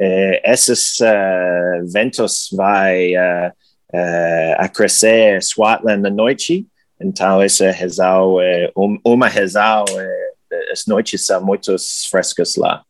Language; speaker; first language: Portuguese; non-native, learner; English